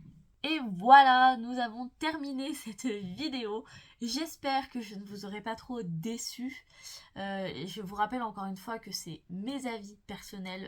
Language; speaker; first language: French; native; French